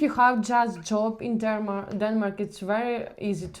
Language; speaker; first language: English; non-native, learner; Ukrainian